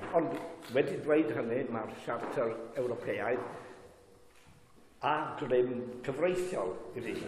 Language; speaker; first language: Welsh; native; Welsh